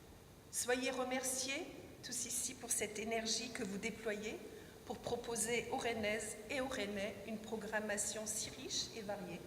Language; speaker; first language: French; native; French